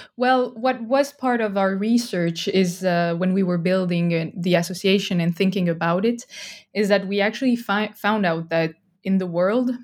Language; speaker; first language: English; non-native, fluent; French